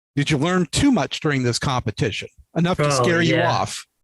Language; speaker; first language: English; native; English